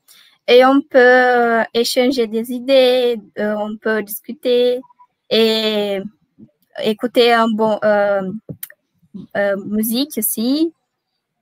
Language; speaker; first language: French; non-native, learner; Portuguese